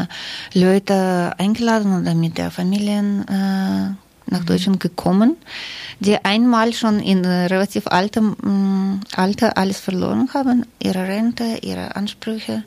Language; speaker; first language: German; non-native, fluent; Russian